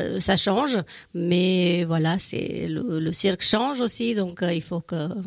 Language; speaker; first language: French; non-native, fluent; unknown